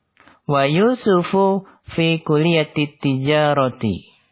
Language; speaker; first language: Arabic; non-native, fluent; Indonesian